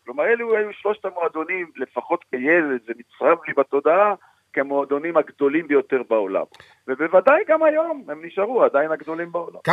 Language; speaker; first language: Hebrew; native; Hebrew